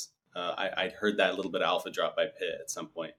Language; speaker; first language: English; native; English